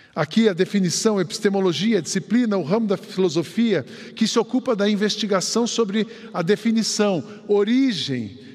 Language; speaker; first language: Portuguese; native; Portuguese